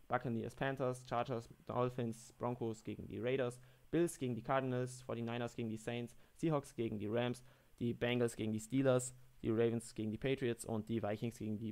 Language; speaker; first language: German; native; German